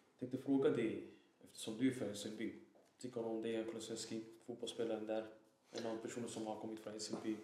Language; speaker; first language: Swedish; early bilingual, other home language; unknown